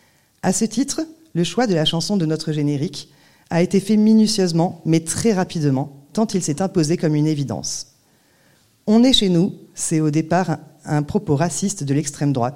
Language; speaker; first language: French; native; French